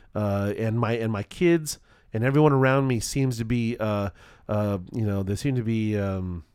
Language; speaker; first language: English; native; English